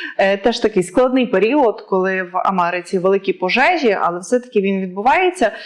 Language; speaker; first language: Ukrainian; native; Ukrainian